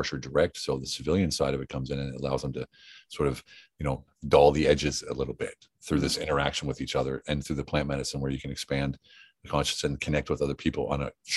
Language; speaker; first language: English; native; English